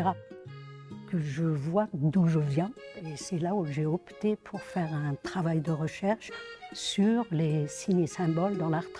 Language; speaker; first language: French; non-native, local second language; Arabic